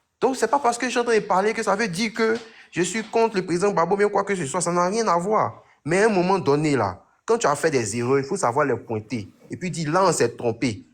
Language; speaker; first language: French; native; French